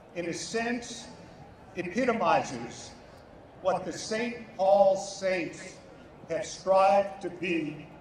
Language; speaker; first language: English; native; English